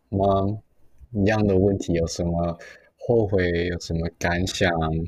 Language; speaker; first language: Chinese; early bilingual, heritage; Chinese